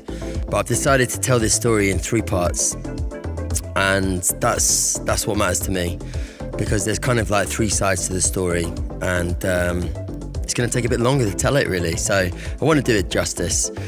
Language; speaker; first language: English; native; English